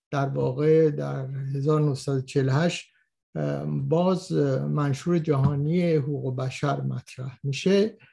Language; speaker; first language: Persian; native; Persian